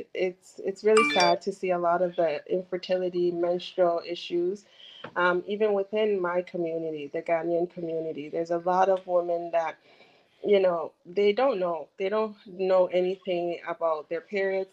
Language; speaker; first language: English; non-native, local second language; Akan